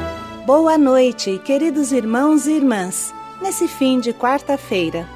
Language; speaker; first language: Portuguese; native; Portuguese